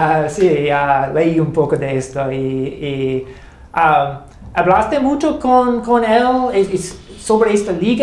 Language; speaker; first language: Spanish; non-native, learner; English